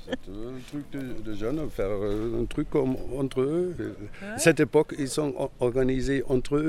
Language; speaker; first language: French; non-native, learner; German